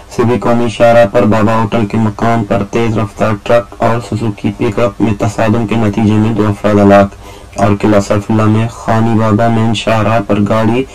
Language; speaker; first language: Urdu; non-native, local second language; Baluchi